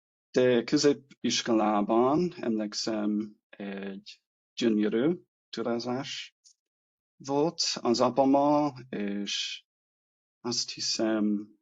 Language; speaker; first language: Hungarian; non-native, learner; English